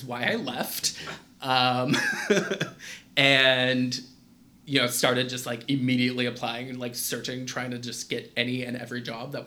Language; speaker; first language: English; native; English